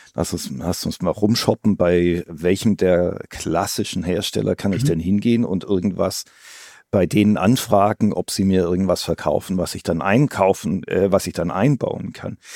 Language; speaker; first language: German; native; German